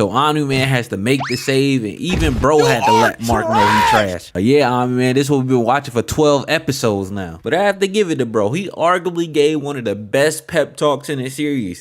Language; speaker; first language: English; native; English